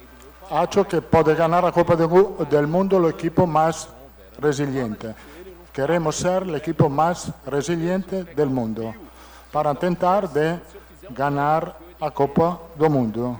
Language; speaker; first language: Portuguese; non-native, learner; Italian